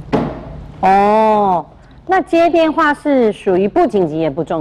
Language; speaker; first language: Chinese; native; Chinese